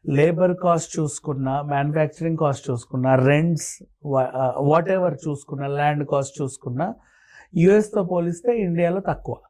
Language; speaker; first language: Telugu; native; Telugu